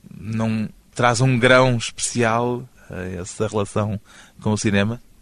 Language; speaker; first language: Portuguese; native; Portuguese